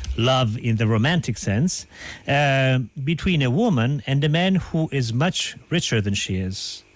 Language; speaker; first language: English; non-native, fluent; Italian